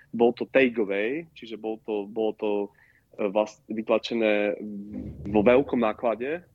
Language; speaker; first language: Slovak; native; Slovak